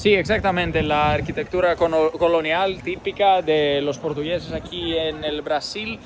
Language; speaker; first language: Spanish; non-native, fluent; Portuguese